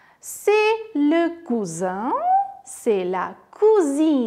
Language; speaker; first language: French; non-native, fluent; Armenian